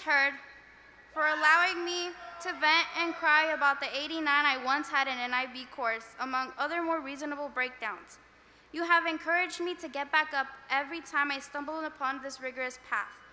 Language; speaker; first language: English; early bilingual, other home language; Spanish